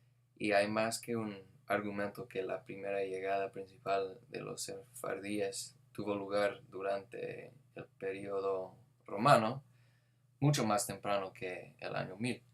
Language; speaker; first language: Spanish; non-native, fluent; English